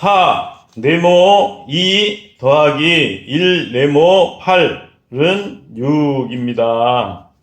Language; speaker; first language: Korean; native; Korean